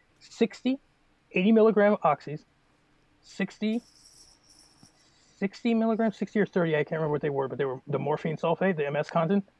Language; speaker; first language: English; native; English